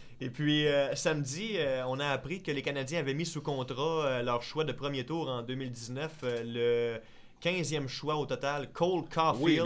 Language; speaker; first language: French; native; French